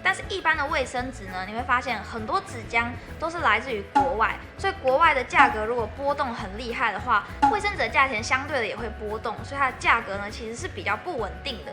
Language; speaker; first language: Chinese; native; Chinese